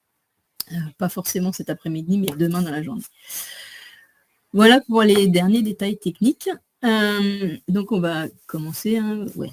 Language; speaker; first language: French; native; French